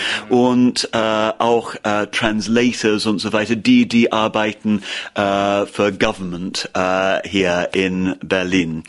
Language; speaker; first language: German; non-native, learner; English